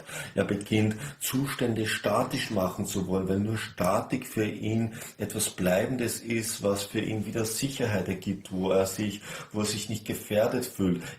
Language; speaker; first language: German; native; German